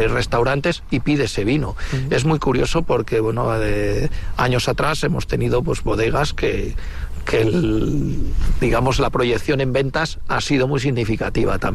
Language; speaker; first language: Spanish; native; Spanish